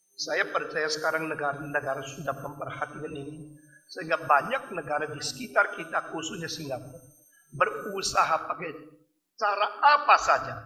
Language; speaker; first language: Indonesian; non-native, fluent; Chinese